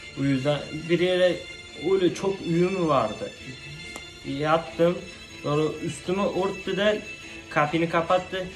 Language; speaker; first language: Turkish; non-native, learner; Uzbek